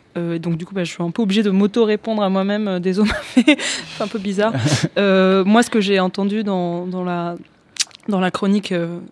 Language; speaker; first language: French; early bilingual, heritage; Greek